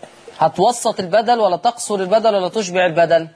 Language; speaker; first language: Arabic; native; Arabic